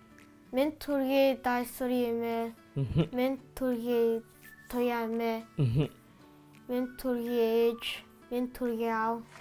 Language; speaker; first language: Mongolian; early bilingual, heritage; Mongolian